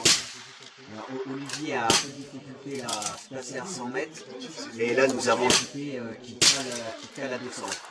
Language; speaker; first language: French; native; French